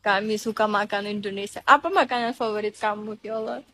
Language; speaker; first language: Indonesian; non-native, fluent; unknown